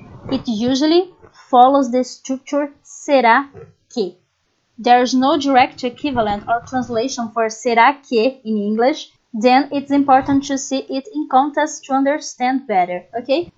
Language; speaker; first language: English; non-native, fluent; Portuguese